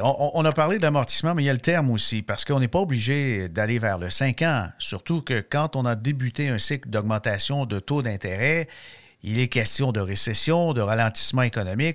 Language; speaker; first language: French; native; French